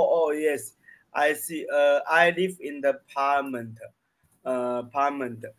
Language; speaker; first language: English; non-native, learner; Chinese